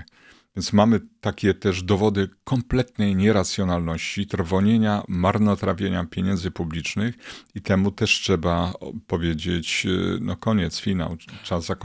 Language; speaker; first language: Polish; native; Polish